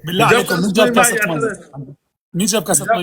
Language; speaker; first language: Arabic; native; Arabic